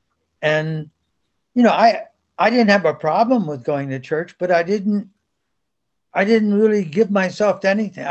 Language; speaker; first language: English; early bilingual, other home language; Spanish